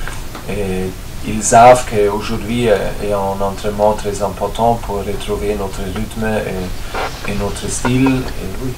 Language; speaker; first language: French; non-native, fluent; German